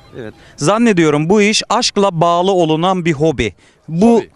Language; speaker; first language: Turkish; native; Turkish